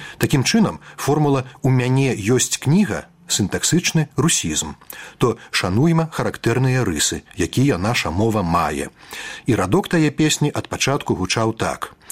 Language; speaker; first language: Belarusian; native; Belarusian